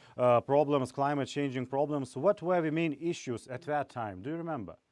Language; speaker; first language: English; non-native, fluent; Lithuanian